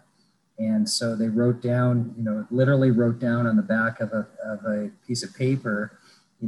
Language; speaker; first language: English; native; English